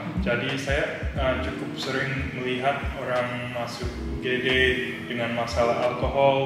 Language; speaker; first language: Indonesian; early bilingual, heritage; English